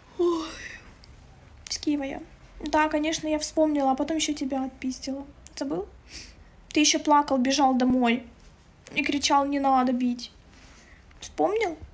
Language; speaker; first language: Russian; non-native, local second language; Ukrainian